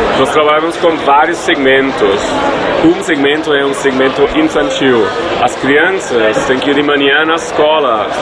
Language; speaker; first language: Portuguese; non-native, fluent; German